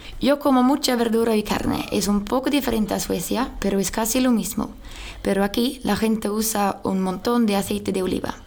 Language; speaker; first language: Spanish; non-native, learner; Swedish